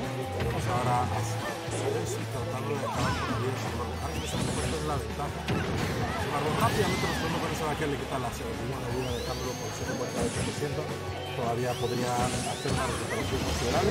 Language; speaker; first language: Spanish; native; Spanish